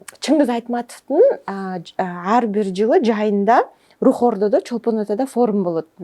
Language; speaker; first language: Kyrgyz; non-native, local second language; Russian